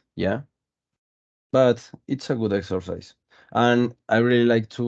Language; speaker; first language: English; non-native, fluent; Spanish